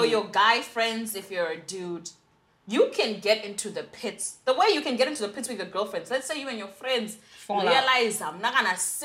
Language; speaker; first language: English; non-native, local second language; Shona